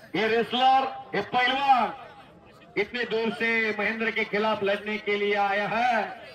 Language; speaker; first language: Hindi; non-native, local second language; Marathi